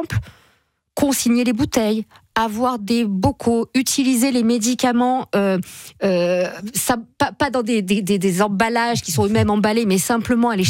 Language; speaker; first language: French; native; French